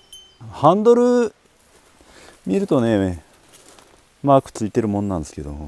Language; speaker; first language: Japanese; native; Japanese